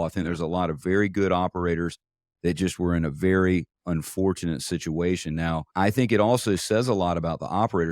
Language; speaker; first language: English; native; English